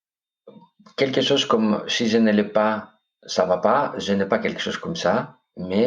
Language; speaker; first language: French; non-native, fluent; Greek